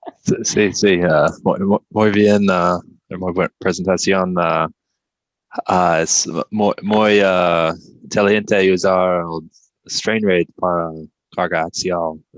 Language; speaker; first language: Spanish; non-native, learner; English